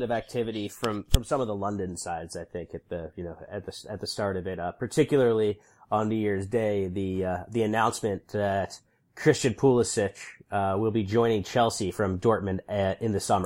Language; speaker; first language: English; native; English